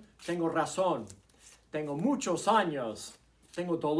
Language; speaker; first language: Spanish; non-native, fluent; English